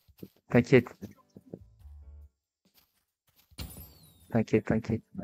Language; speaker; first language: French; native; French